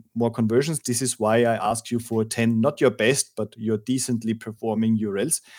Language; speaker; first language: English; non-native, fluent; German